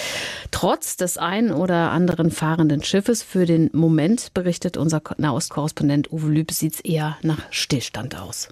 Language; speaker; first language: German; native; German